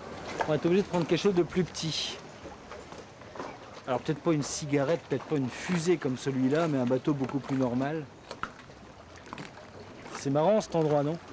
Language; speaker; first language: French; native; French